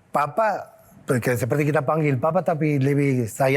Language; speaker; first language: Indonesian; non-native, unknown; Spanish